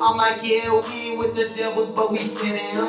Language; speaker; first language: English; native; English